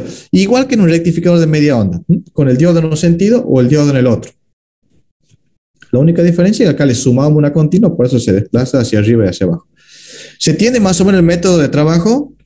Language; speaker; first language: Spanish; native; Spanish